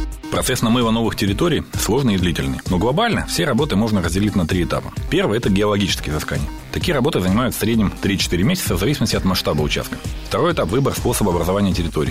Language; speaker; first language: Russian; native; Russian